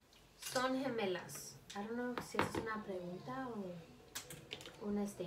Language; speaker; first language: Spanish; early bilingual, heritage; Spanish